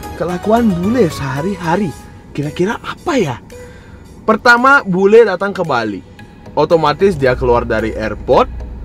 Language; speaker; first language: Indonesian; non-native, fluent; Russian